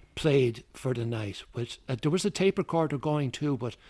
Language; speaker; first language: English; native; English